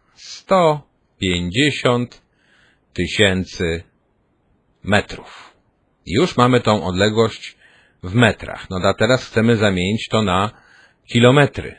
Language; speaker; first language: Polish; native; Polish